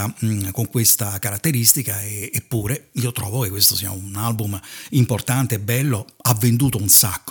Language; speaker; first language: Italian; native; Italian